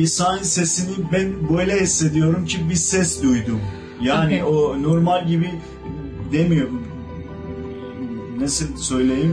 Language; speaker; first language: Turkish; non-native, local second language; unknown